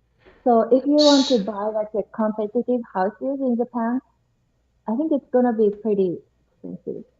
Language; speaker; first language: English; non-native, learner; Japanese